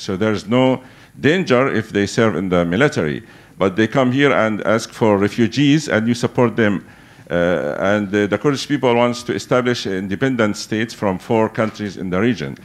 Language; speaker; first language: English; non-native, fluent; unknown